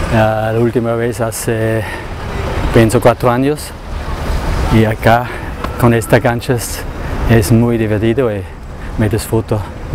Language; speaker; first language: Spanish; non-native, learner; German